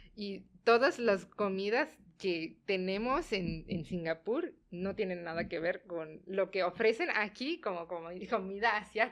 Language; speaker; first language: Spanish; non-native, fluent; Tamil